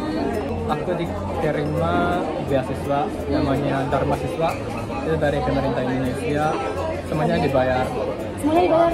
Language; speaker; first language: Indonesian; non-native, fluent; Japanese